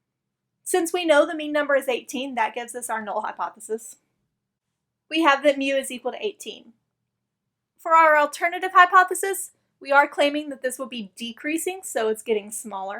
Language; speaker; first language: English; native; English